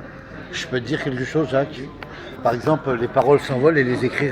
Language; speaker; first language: French; native; French